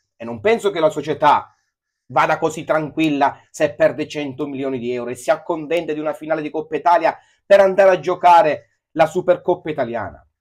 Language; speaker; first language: Italian; native; Italian